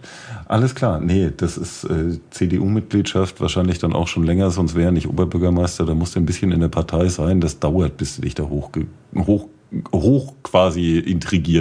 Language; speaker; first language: German; native; German